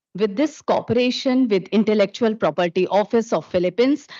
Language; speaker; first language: English; non-native, local second language; Hindi